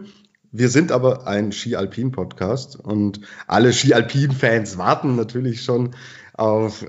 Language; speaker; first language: German; native; German